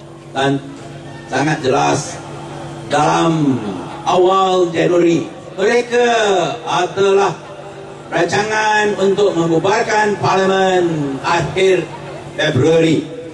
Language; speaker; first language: Malay; non-native, local second language; Chinese